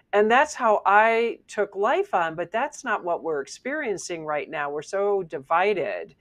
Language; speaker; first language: English; native; English